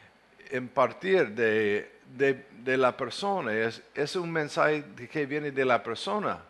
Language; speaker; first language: Spanish; non-native, fluent; English